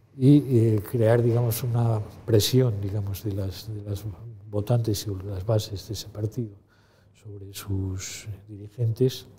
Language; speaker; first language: Spanish; native; Spanish